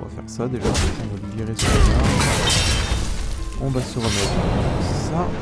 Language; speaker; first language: French; native; French